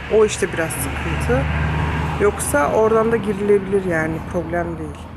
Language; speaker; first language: Turkish; early bilingual, heritage; Turkish